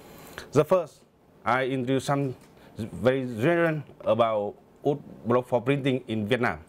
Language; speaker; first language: English; non-native, learner; Vietnamese